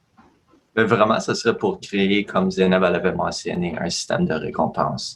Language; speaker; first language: French; native; French